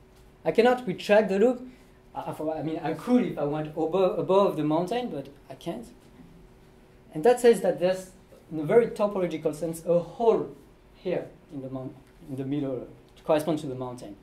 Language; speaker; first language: English; non-native, fluent; French